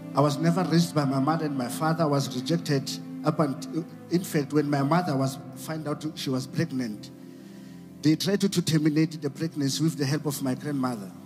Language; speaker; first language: English; non-native, local second language; Southern Sotho